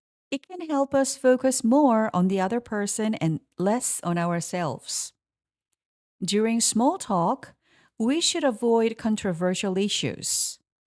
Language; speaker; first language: English; non-native, fluent; Korean